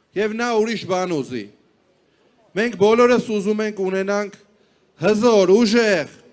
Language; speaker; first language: Armenian; native; Armenian